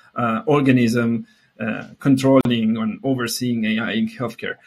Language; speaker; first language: English; non-native, fluent; Spanish